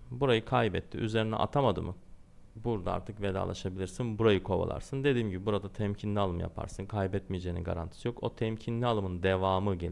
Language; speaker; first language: Turkish; native; Turkish